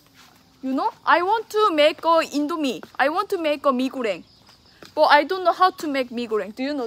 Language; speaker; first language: English; non-native, learner; Korean